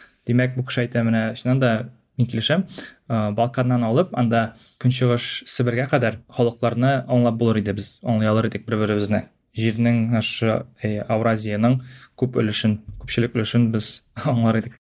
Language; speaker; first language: Turkish; non-native, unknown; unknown